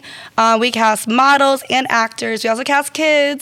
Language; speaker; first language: English; native; English